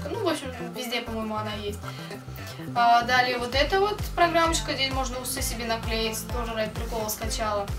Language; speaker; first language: Russian; native; Russian